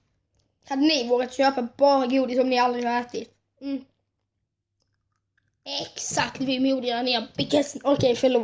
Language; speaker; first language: Swedish; native; Swedish